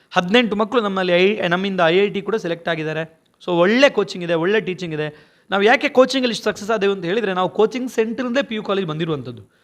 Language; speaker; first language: Kannada; native; Kannada